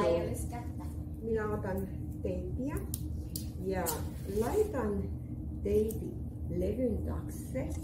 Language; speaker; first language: Finnish; non-native, fluent; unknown